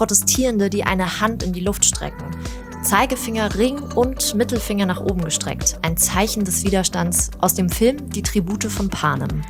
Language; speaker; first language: German; native; German